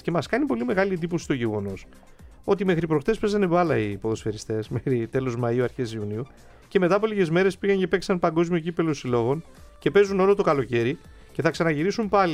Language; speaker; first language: Greek; native; Greek